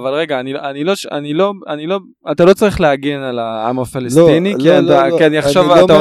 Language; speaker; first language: Hebrew; native; Hebrew